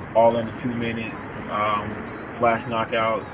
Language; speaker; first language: English; native; English